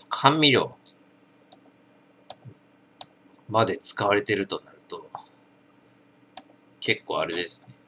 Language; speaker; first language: Japanese; native; Japanese